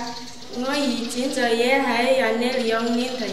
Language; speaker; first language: Cantonese; non-native, learner; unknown